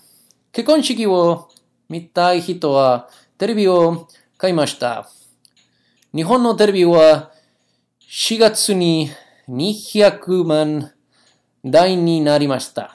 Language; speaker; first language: Japanese; non-native, learner; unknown